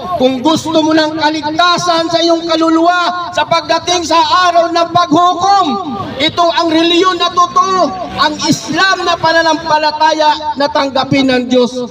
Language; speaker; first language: Filipino; non-native, local second language; Cebuano